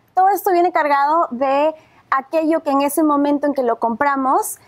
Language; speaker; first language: Spanish; native; Spanish